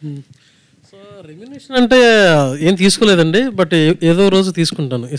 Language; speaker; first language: Telugu; native; Telugu